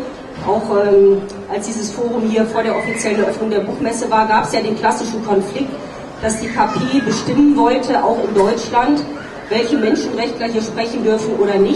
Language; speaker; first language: German; native; German